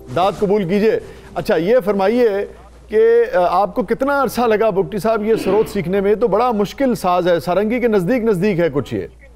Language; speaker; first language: Urdu; native; Urdu